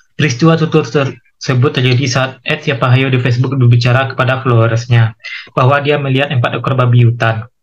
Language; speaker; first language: Indonesian; non-native, local second language; Minangkabau